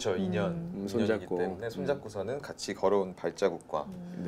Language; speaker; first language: Korean; native; Korean